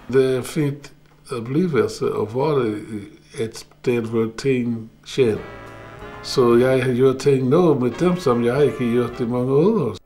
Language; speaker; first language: Norwegian; non-native, fluent; English